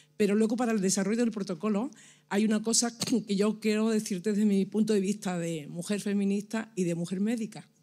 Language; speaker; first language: Spanish; native; Spanish